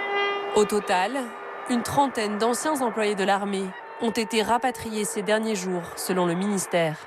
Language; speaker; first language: French; native; French